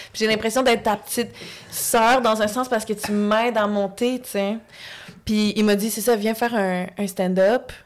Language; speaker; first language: French; native; French